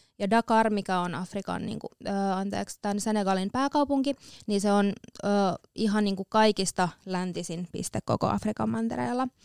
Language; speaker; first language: Finnish; native; Finnish